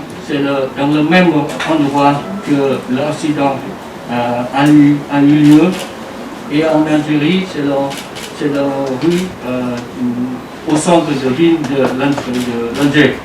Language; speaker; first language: French; non-native, learner; Vietnamese